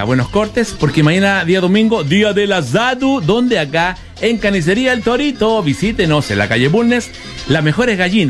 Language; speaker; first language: Spanish; native; Spanish